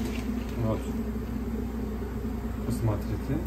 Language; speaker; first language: Russian; non-native, learner; Turkish